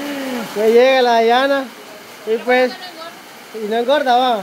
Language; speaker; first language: Spanish; native; Spanish